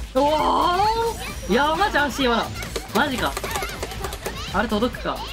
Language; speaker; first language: Japanese; native; Japanese